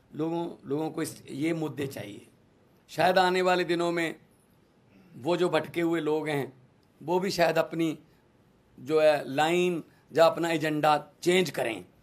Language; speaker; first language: Hindi; non-native, local second language; Punjabi